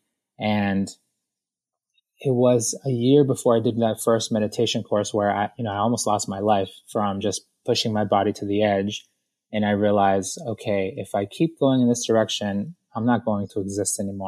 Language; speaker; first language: English; native; English